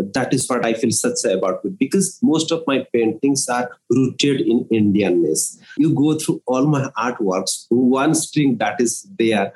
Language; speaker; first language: English; non-native, local second language; Odia